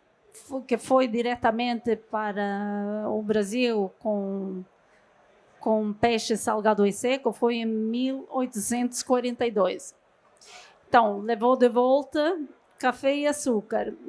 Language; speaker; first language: Portuguese; non-native, fluent; Norwegian